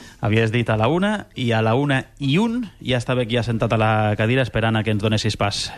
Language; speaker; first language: Catalan; native; Catalan